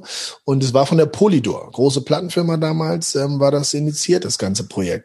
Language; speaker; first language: German; native; German